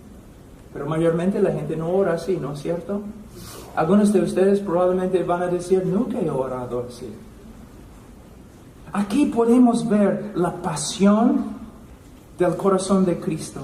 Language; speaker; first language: Spanish; non-native, fluent; English